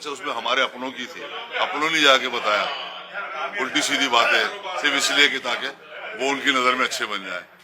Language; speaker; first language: Urdu; native; Urdu